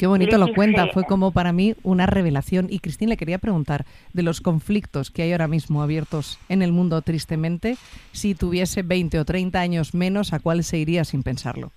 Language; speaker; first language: Spanish; native; Spanish